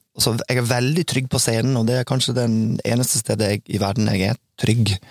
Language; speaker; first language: Norwegian; non-native, fluent; English